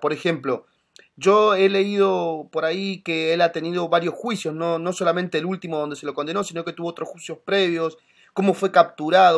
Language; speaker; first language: Spanish; native; Spanish